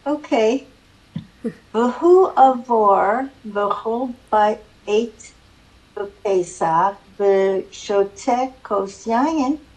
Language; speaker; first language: Hebrew; non-native, learner; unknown